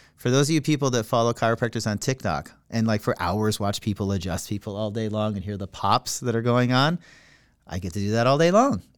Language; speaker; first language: English; native; English